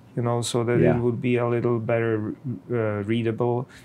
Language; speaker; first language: English; non-native, fluent; Czech